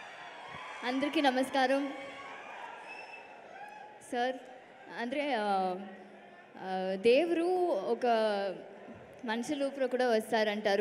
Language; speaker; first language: Telugu; non-native, learner; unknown